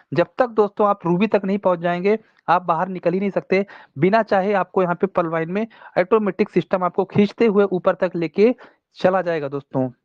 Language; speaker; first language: Hindi; non-native, local second language; Telugu